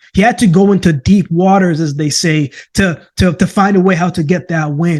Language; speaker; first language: English; native; English